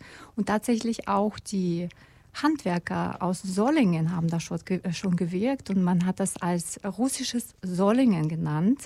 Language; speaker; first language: German; non-native, fluent; Russian